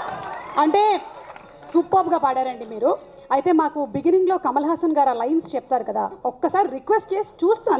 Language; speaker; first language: Telugu; native; Telugu